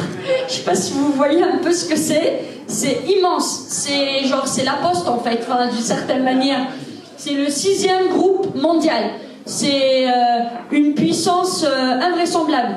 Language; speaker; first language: French; native; French